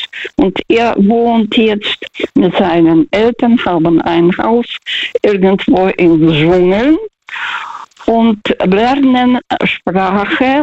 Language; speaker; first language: German; non-native, fluent; Russian